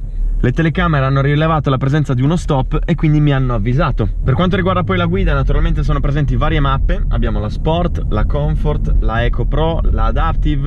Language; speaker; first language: Italian; native; Italian